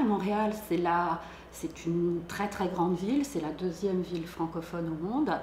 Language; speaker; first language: French; native; French